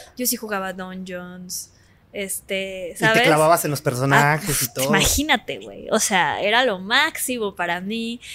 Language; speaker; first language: Spanish; native; Spanish